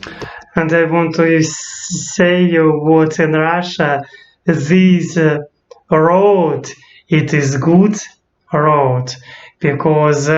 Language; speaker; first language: English; non-native, learner; Russian